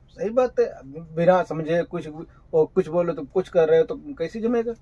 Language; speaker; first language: Hindi; native; Hindi